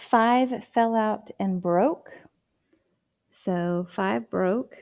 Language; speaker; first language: English; native; English